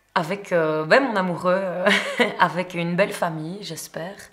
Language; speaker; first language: French; native; French